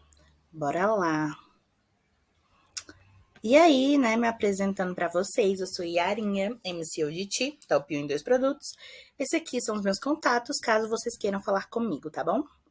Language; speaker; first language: Portuguese; native; Portuguese